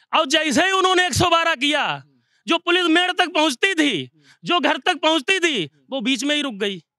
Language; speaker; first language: Hindi; native; Hindi